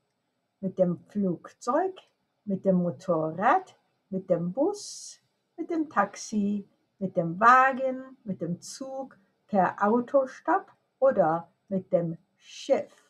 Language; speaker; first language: German; non-native, fluent; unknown